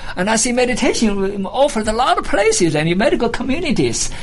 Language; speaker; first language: English; non-native, fluent; Chinese